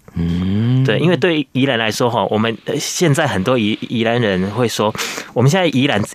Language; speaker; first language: Chinese; native; Chinese